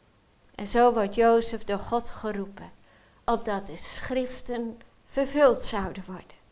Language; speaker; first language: Dutch; native; Dutch